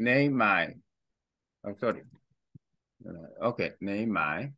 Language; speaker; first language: Vietnamese; non-native, learner; Korean